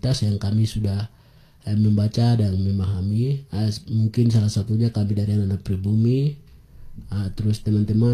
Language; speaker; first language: Indonesian; non-native, local second language; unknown